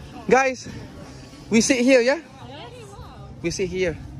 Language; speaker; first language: English; non-native, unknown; Indonesian